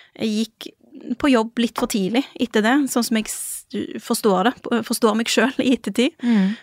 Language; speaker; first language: Norwegian; early bilingual, other home language; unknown